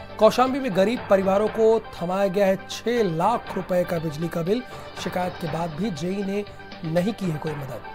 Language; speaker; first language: Hindi; native; Hindi